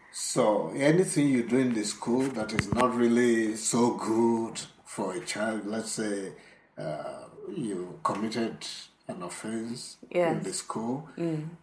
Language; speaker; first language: English; non-native, local second language; Yoruba